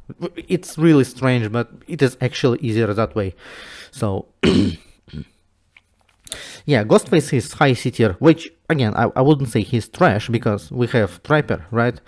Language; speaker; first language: English; non-native, fluent; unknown